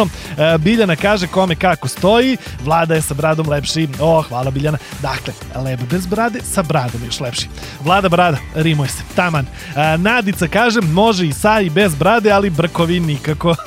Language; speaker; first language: Serbian; native; Serbian